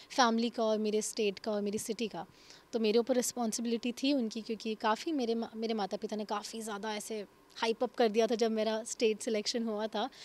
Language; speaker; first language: Hindi; native; Hindi